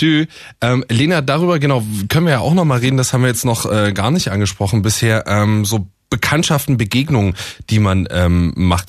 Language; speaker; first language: German; native; German